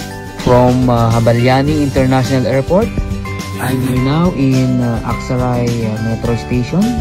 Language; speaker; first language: English; non-native, learner; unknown